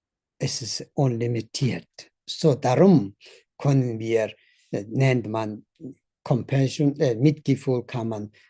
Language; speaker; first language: German; non-native, learner; Tibetan